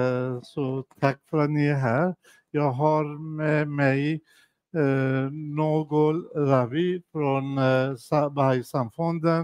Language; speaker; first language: Swedish; non-native, fluent; Persian